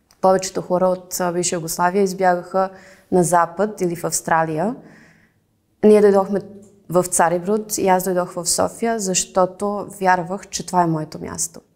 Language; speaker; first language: Bulgarian; early bilingual, heritage; Bulgarian